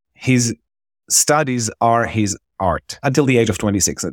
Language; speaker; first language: English; non-native, fluent; Hebrew